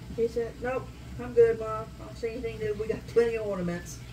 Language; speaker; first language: English; native; English